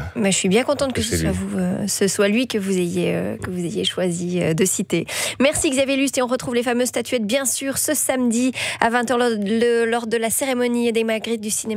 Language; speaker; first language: French; native; French